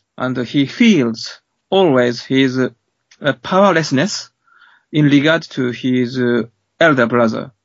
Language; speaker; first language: English; non-native, fluent; Japanese